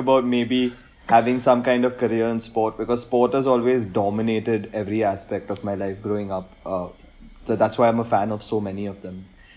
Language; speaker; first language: English; non-native, local second language; Hindi